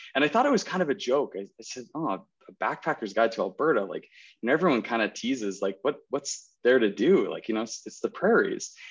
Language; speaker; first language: English; native; English